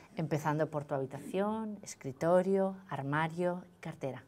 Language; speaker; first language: Spanish; non-native, local second language; Catalan